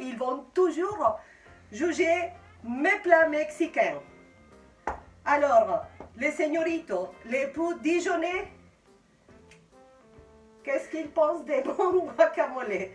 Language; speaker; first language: French; non-native, fluent; Spanish